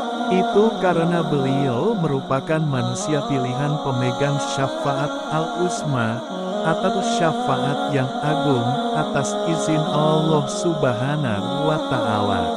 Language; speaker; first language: Indonesian; native; Indonesian